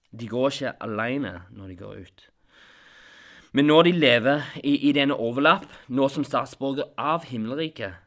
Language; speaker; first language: Norwegian; non-native, fluent; English